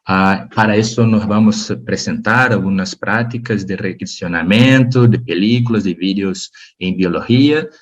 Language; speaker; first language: Spanish; non-native, learner; Portuguese